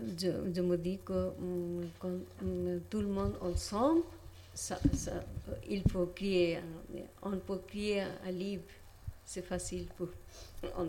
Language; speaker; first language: French; non-native, learner; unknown